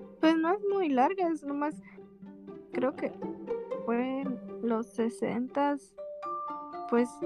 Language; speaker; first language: Spanish; native; Spanish